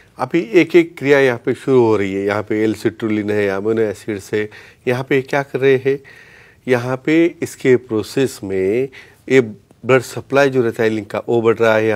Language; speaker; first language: Hindi; non-native, local second language; Marathi